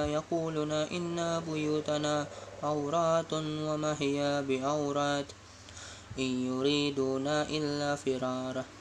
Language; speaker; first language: Arabic; non-native, learner; Indonesian